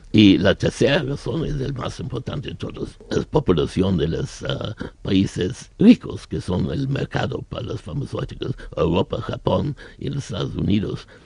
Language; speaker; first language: Spanish; non-native, learner; German